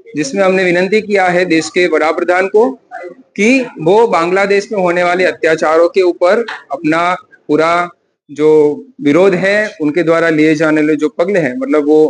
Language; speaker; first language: Hindi; non-native, local second language; Gujarati